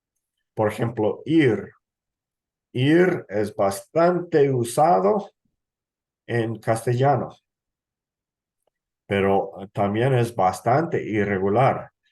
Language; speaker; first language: Spanish; non-native, fluent; English